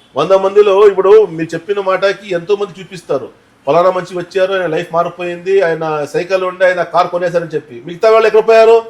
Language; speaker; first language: Telugu; non-native, local second language; Urdu